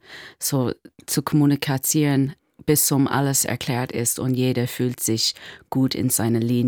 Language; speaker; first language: German; non-native, learner; English